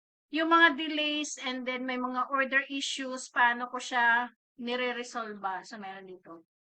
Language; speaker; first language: Filipino; native; Filipino